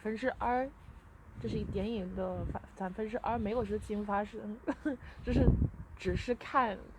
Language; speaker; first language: Chinese; early bilingual, heritage; Chinese